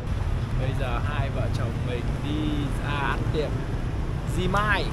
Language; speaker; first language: Vietnamese; early bilingual, heritage; Vietnamese